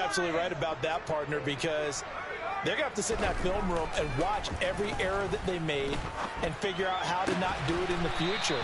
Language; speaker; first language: English; native; English